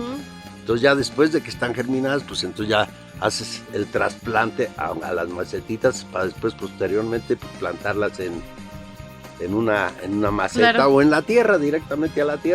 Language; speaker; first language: Spanish; native; Spanish